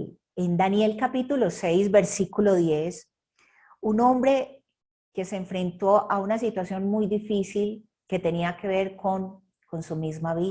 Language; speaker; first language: Spanish; native; Spanish